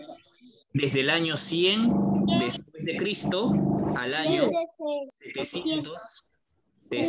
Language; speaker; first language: Spanish; native; Spanish